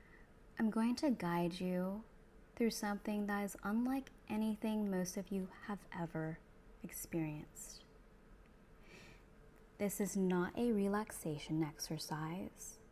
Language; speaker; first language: English; native; English